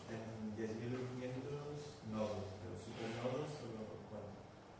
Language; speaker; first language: Spanish; non-native, learner; Portuguese